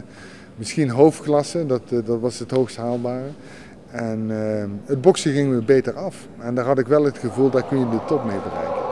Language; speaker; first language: Dutch; native; Dutch